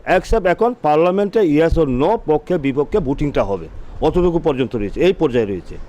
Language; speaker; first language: Bangla; non-native, local second language; Chakma